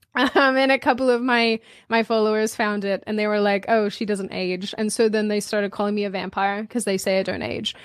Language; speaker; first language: English; native; English